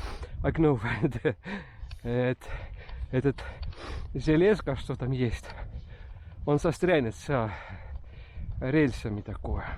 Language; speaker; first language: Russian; non-native, local second language; Estonian